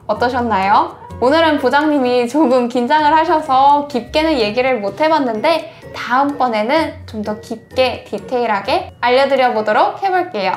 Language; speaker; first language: Korean; native; Korean